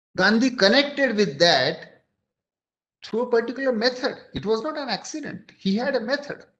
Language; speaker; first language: English; non-native, local second language; Marathi